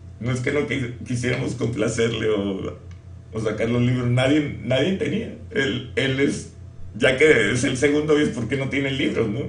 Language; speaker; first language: Spanish; native; Spanish